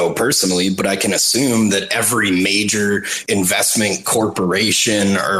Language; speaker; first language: English; native; English